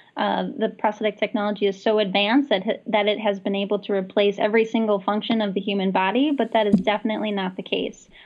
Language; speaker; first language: English; native; English